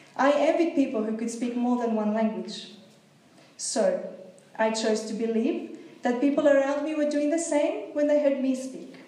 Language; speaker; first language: English; non-native, fluent; Greek